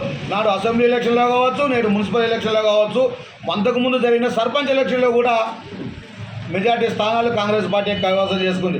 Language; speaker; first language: Telugu; native; Telugu